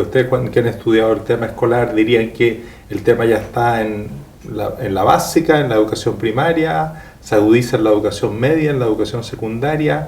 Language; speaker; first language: Spanish; native; Spanish